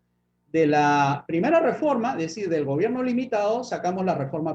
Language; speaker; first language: Spanish; native; Spanish